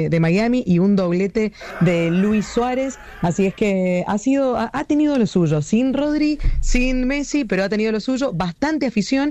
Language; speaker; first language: Spanish; native; Spanish